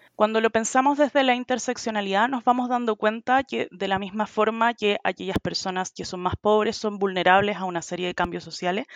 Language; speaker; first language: Spanish; native; Spanish